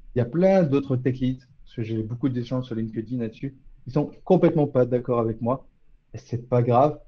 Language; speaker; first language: French; native; French